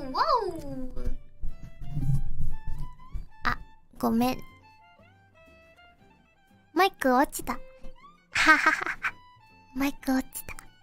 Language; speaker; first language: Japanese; non-native, learner; Indonesian